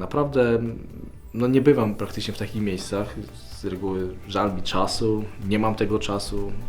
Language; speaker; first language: Polish; native; Polish